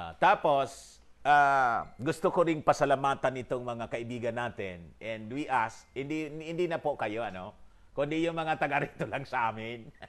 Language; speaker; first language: Filipino; non-native, local second language; Bikol